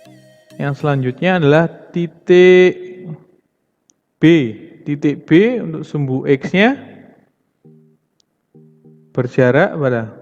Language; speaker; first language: Indonesian; native; Indonesian